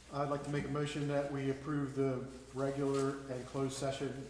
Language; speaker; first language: English; native; English